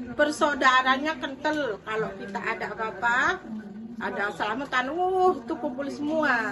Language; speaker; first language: Indonesian; non-native, local second language; Madurese